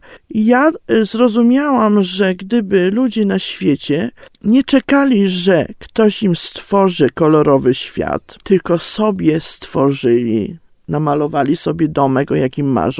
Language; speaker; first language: Polish; native; Polish